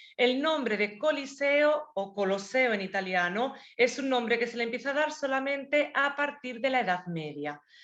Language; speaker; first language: Spanish; native; Spanish